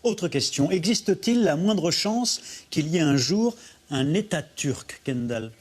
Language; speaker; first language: French; native; French